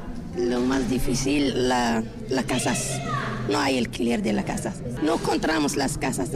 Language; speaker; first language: Spanish; non-native, learner; Arabic